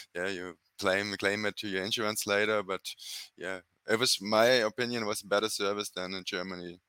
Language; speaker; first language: English; non-native, fluent; German